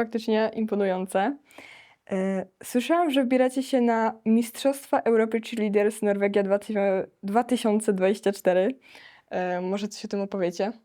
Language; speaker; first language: Polish; native; Polish